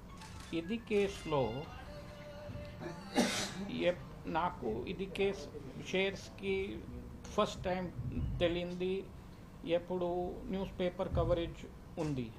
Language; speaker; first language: Telugu; early bilingual, heritage; Telugu